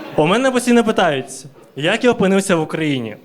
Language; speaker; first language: Ukrainian; early bilingual, other home language; Russian